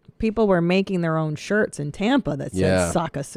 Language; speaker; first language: English; native; English